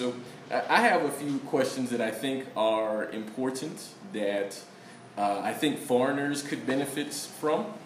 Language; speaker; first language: English; native; English